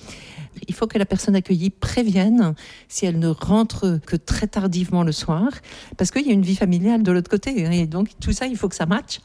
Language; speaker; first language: French; native; French